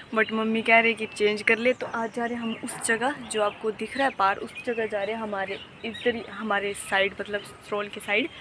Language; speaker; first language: Hindi; native; Hindi